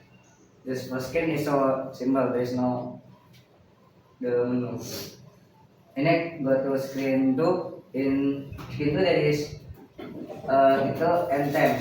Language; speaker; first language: English; non-native, learner; Indonesian